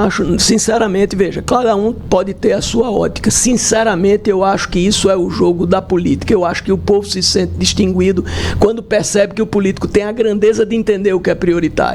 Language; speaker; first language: Portuguese; native; Portuguese